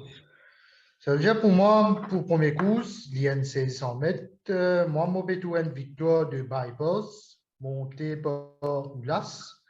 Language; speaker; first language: French; non-native, local second language; Morisyen